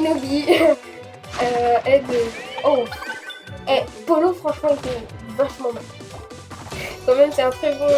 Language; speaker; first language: French; native; French